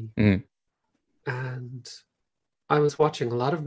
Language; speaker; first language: English; native; English